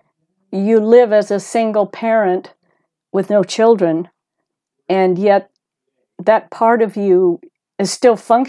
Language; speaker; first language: English; native; English